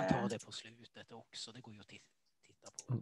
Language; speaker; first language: Swedish; native; Swedish